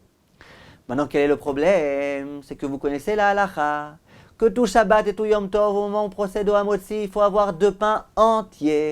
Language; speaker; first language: French; native; French